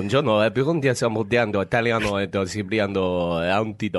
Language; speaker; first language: Italian; non-native, learner; English